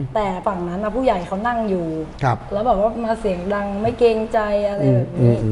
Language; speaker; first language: Thai; native; Thai